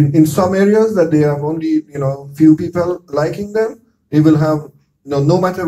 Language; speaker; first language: English; non-native, fluent; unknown